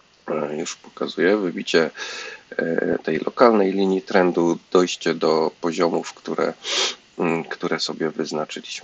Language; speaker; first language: Polish; native; Polish